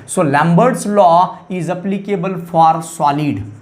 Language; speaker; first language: Hindi; non-native, local second language; Marathi